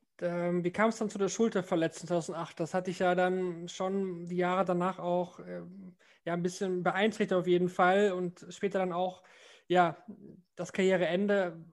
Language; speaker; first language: German; native; German